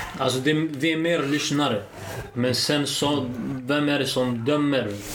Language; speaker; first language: Swedish; early bilingual, other home language; Arabic